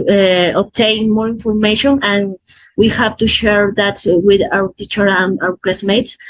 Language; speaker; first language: English; non-native, learner; Spanish